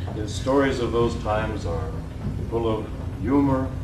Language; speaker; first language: English; native; English